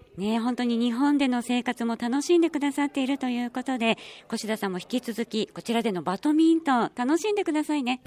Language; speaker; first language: Japanese; native; Japanese